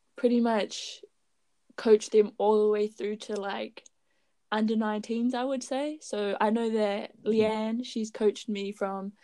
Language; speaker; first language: English; native; English